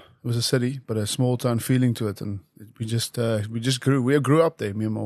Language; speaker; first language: English; non-native, local second language; Afrikaans